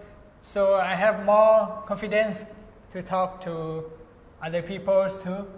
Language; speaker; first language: English; non-native, fluent; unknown